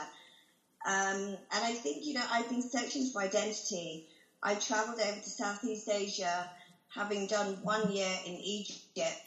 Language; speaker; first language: English; native; English